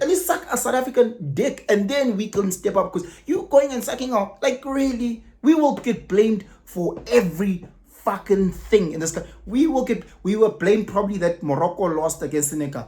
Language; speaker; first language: English; non-native, local second language; Zulu